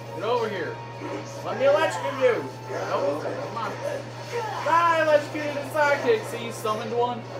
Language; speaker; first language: English; native; English